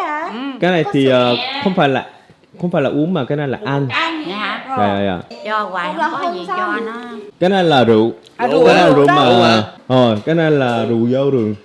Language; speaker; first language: Vietnamese; non-native, fluent; Korean